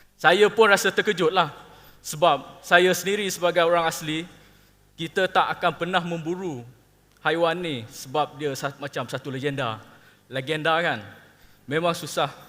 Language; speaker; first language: Malay; non-native, local second language; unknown